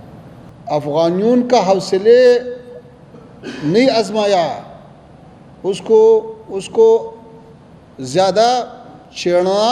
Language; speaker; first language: Hindi; non-native, fluent; Pashto